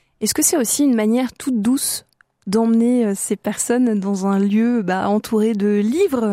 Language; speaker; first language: French; native; French